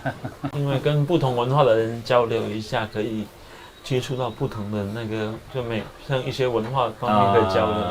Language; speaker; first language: Chinese; native; Chinese